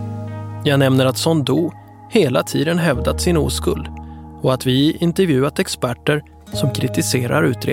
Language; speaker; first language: Swedish; native; Swedish